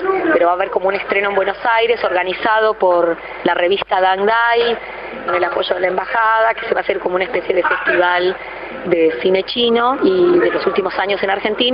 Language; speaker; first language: Spanish; native; Spanish